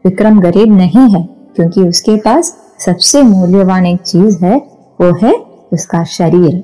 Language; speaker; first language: Hindi; non-native, local second language; Malayalam